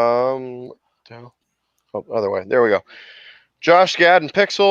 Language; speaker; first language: English; native; English